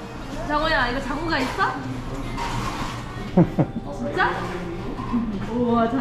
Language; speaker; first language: Korean; native; Korean